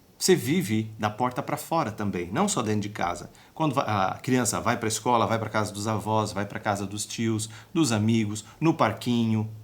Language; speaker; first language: Portuguese; native; Portuguese